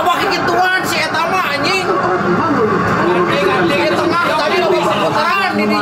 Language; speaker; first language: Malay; non-native, local second language; Sundanese